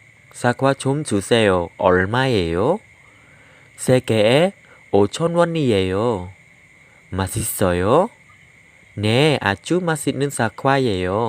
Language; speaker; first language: Korean; non-native, fluent; Khmer